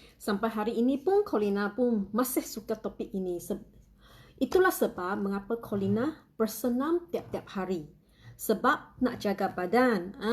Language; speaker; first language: Malay; non-native, local second language; Chinese